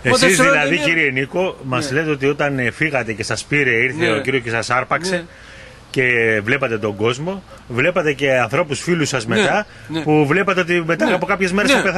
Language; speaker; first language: Greek; native; Greek